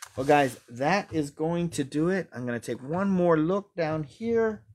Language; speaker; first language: English; native; English